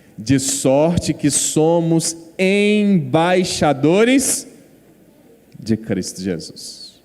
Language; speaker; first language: Portuguese; native; Portuguese